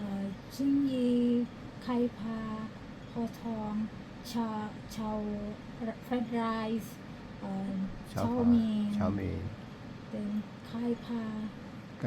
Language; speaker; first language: Cantonese; non-native, learner; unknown